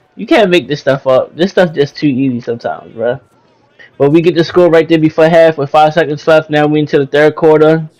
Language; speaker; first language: English; native; English